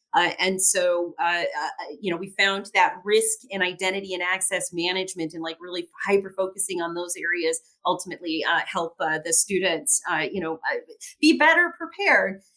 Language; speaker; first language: English; native; English